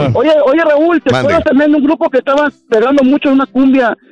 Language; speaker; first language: Spanish; early bilingual, heritage; Spanish